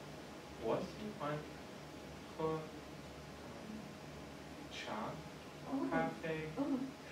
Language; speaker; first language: Chinese; non-native, learner; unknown